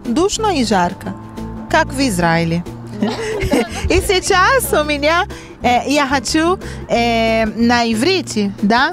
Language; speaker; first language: Russian; non-native, learner; Portuguese